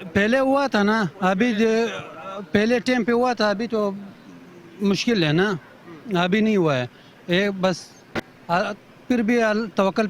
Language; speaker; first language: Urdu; non-native, local second language; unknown